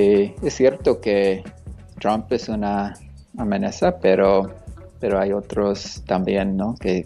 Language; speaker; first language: Spanish; non-native, fluent; English